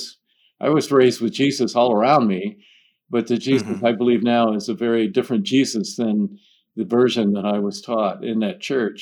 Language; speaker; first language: English; native; English